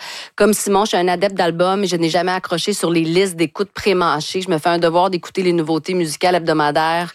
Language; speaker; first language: French; native; French